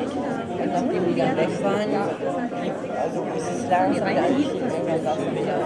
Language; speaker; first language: German; native; German